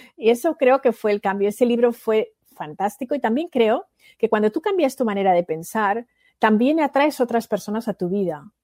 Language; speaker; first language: Spanish; native; Spanish